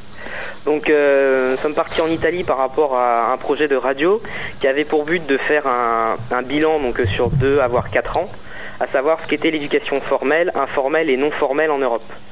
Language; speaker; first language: French; native; French